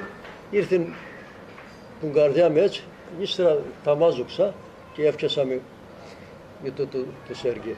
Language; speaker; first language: Greek; early bilingual, heritage; Greek